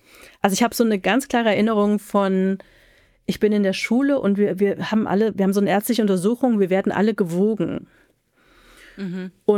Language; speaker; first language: German; native; German